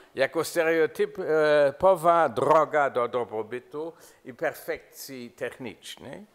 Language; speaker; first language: Polish; non-native, fluent; German